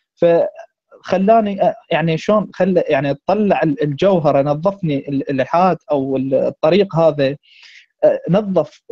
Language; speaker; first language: Arabic; native; Arabic